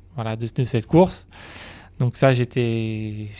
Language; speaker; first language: French; native; French